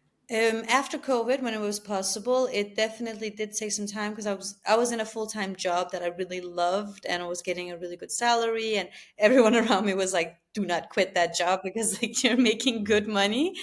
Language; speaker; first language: English; non-native, fluent; Albanian